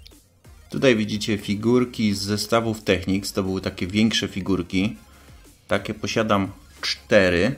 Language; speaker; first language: Polish; native; Polish